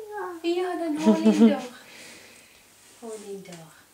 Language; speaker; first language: German; native; German